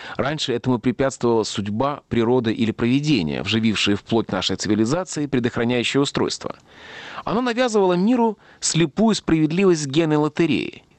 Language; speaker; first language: Russian; native; Russian